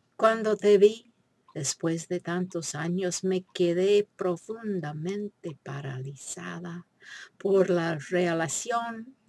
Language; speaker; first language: Spanish; non-native, fluent; English